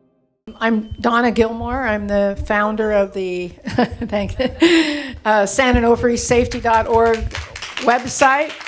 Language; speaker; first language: English; native; English